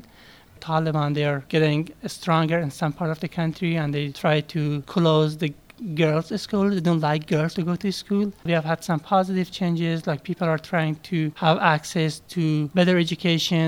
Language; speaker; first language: English; non-native, fluent; Persian